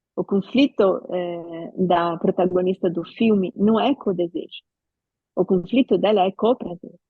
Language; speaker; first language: Portuguese; non-native, fluent; Italian